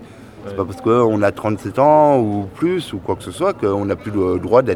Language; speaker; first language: French; native; French